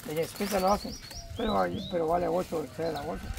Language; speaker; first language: Spanish; native; Spanish